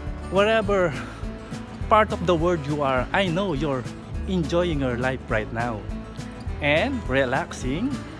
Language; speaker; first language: English; non-native, local second language; Filipino